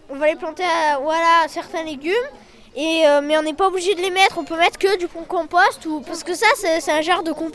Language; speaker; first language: French; native; French